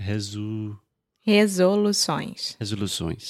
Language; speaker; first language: Portuguese; non-native, fluent; English